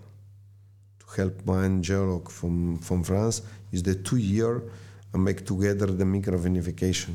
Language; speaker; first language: English; non-native, learner; Slovenian